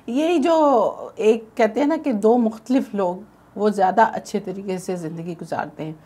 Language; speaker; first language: Urdu; native; Urdu